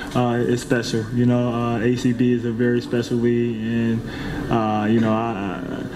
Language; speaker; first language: English; native; English